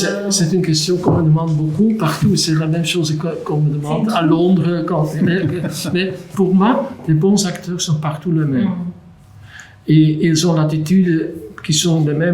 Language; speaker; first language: French; non-native, local second language; Dutch